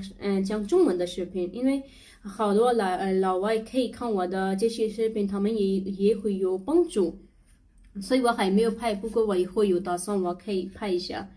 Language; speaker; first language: Chinese; non-native, learner; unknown